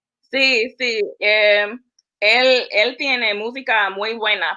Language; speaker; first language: Spanish; early bilingual, heritage; English